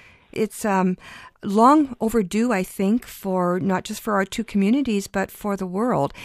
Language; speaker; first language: English; early bilingual, other home language; Ukrainian